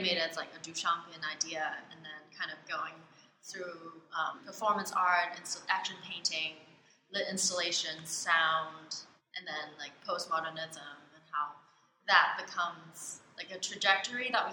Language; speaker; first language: English; non-native, local second language; Cantonese